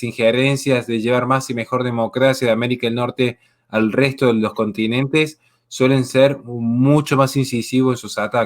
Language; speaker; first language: Spanish; native; Spanish